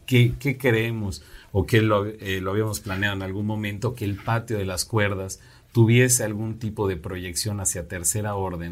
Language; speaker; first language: Spanish; native; Spanish